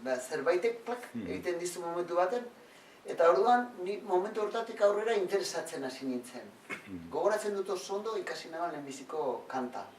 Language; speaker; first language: Basque; non-native, local second language; Spanish